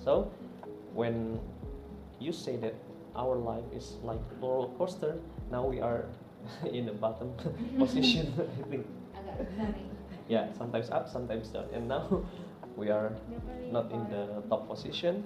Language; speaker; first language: English; non-native, fluent; Indonesian